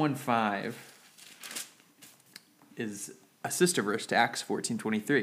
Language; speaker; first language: English; native; English